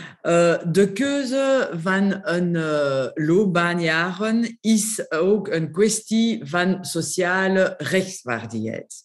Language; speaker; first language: Dutch; non-native, local second language; French